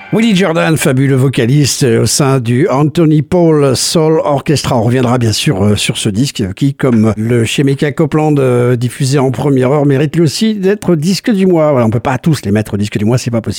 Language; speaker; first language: French; native; French